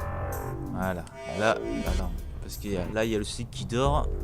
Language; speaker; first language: French; native; French